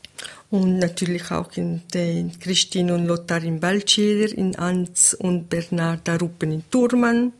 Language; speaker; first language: German; non-native, local second language; Italian